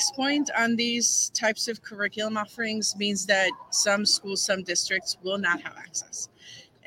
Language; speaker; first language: English; non-native, fluent; Spanish